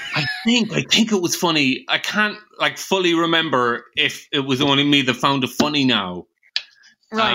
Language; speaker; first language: English; native; English